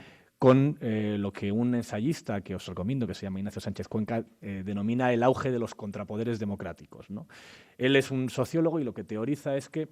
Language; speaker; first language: Spanish; native; Spanish